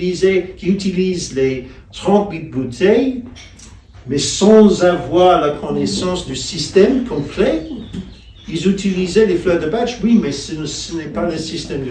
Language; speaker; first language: French; non-native, fluent; English